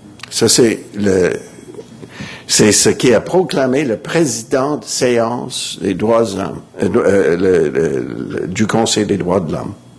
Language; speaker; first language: French; non-native, fluent; English